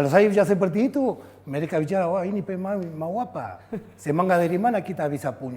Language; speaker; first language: Indonesian; non-native, fluent; Spanish